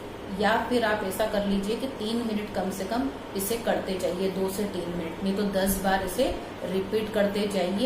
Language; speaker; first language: Hindi; native; Hindi